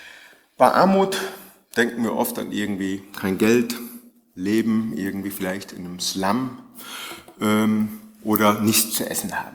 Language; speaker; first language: German; native; German